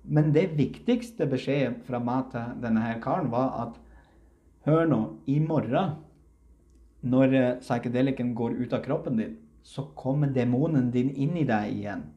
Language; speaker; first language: Norwegian; early bilingual, other home language; Uzbek